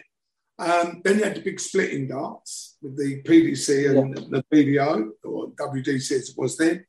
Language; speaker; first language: English; native; English